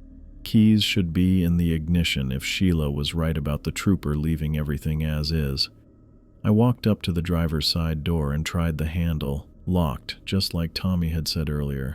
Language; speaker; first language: English; native; English